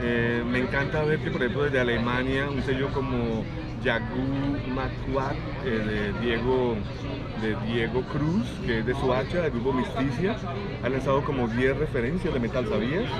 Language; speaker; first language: Spanish; native; Spanish